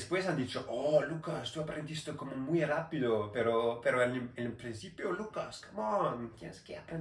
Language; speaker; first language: Spanish; non-native, learner; German